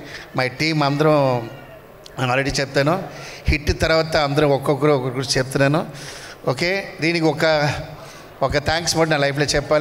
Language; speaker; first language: Telugu; non-native, learner; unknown